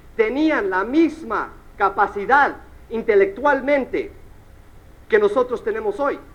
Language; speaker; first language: Spanish; early bilingual, heritage; Spanish